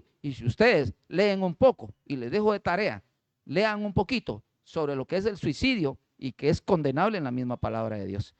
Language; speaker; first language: Spanish; native; Spanish